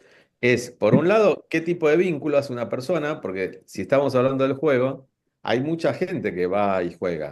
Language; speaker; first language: Spanish; native; Spanish